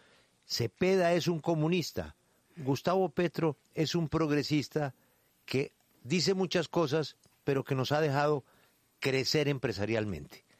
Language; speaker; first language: Spanish; native; Spanish